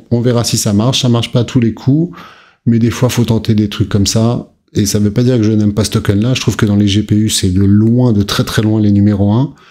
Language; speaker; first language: French; native; French